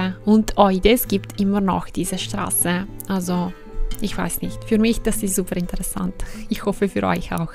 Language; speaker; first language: German; non-native, fluent; Italian